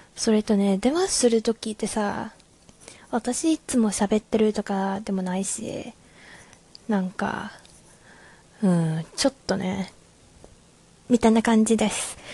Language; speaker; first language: Japanese; non-native, learner; Chinese